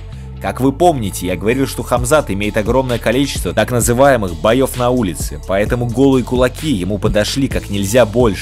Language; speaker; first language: Russian; native; Russian